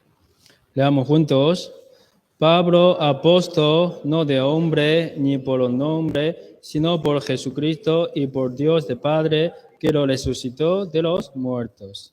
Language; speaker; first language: Spanish; non-native, learner; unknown